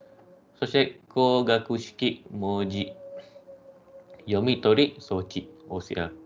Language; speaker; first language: Japanese; non-native, fluent; Malay